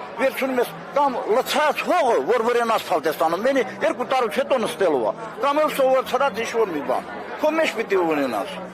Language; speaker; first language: Armenian; native; Armenian